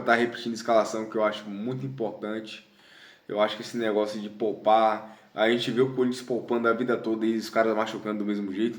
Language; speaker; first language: Portuguese; native; Portuguese